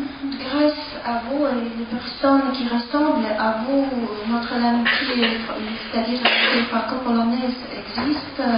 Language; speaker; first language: French; non-native, learner; Polish